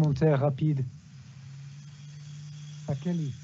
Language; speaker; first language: French; non-native, fluent; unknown